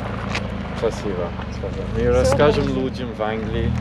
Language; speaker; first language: Russian; non-native, learner; English